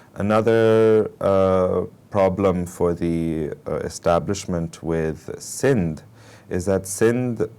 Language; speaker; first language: English; non-native, local second language; Urdu